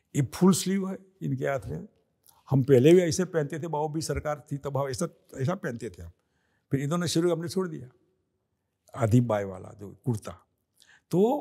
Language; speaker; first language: Hindi; non-native, local second language; Gujarati